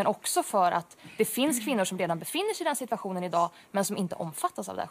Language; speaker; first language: Swedish; native; Swedish